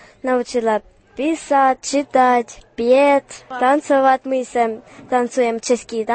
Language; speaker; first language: Czech; early bilingual, heritage; Ukrainian